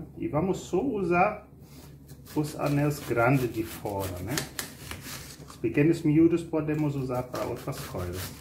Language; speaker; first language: Portuguese; non-native, fluent; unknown